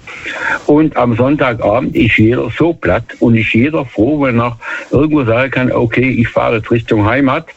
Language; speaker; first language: German; native; German